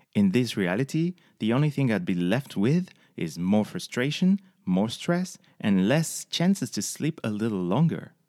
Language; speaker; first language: English; non-native, fluent; French